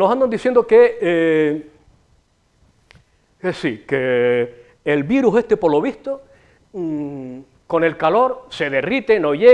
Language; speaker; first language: Spanish; native; Spanish